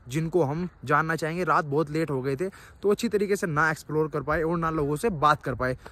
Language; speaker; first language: Hindi; native; Hindi